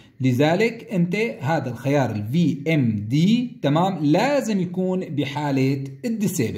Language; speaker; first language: Arabic; native; Arabic